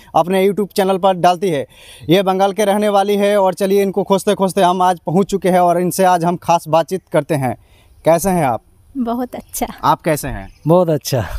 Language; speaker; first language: Hindi; native; Hindi